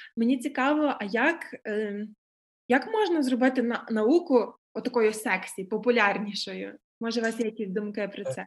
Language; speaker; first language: Ukrainian; native; Ukrainian